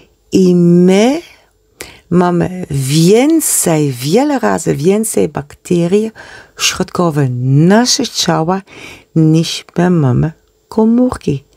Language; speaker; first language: Polish; non-native, learner; Dutch